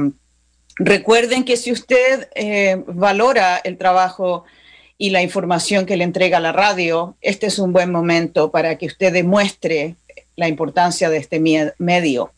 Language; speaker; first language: Spanish; native; Spanish